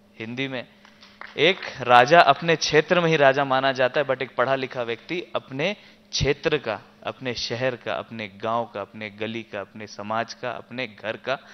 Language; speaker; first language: Hindi; native; Hindi